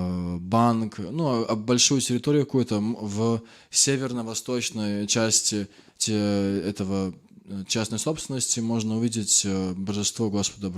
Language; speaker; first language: Russian; native; Russian